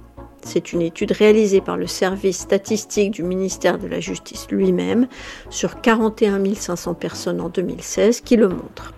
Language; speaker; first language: French; native; French